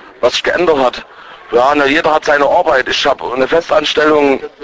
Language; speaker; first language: German; native; German